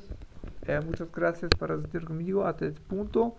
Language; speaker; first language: Spanish; non-native, learner; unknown